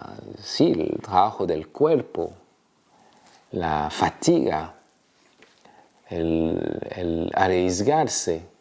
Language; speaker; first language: Spanish; non-native, fluent; French